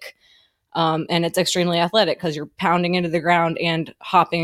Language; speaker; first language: English; native; English